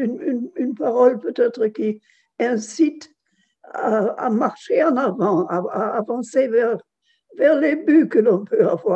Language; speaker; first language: French; non-native, fluent; German